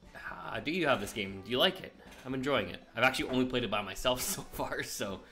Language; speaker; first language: English; native; English